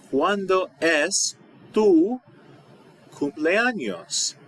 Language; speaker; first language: Spanish; non-native, fluent; English